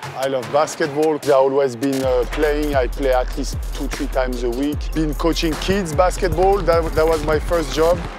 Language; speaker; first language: English; non-native, fluent; French